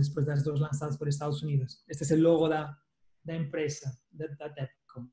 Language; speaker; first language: Portuguese; non-native, fluent; Spanish